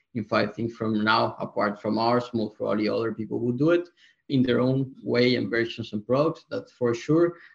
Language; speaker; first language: English; non-native, fluent; Spanish